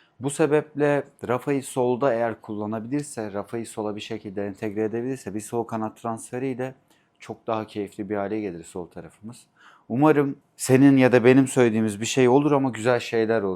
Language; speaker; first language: Turkish; native; Turkish